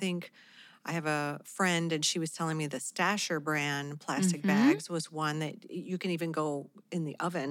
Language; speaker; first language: English; native; English